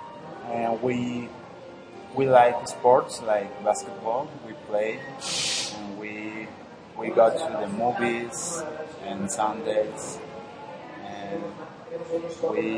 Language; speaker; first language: English; non-native, learner; Spanish